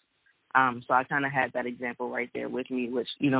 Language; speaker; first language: English; native; English